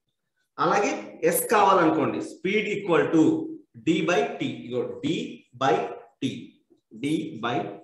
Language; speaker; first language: Telugu; native; Telugu